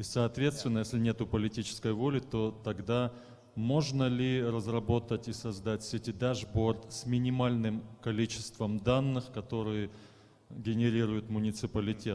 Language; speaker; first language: Russian; native; Russian